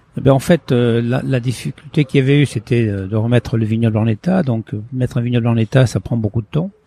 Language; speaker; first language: French; early bilingual, other home language; Portuguese